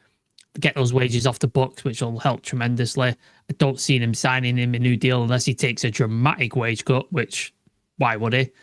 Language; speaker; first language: English; native; English